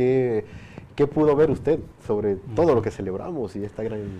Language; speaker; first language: Spanish; native; Spanish